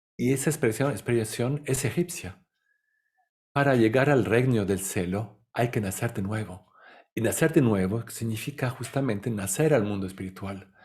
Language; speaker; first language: Spanish; non-native, fluent; Italian